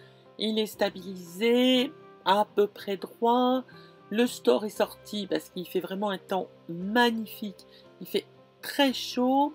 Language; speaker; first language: French; native; French